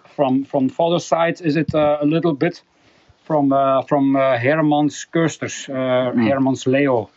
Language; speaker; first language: English; non-native, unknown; Dutch